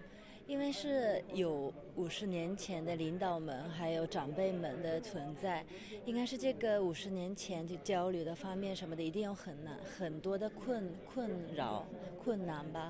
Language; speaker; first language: Chinese; non-native, fluent; Japanese